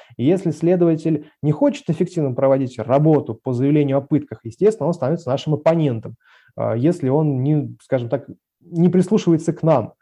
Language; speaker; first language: Russian; native; Russian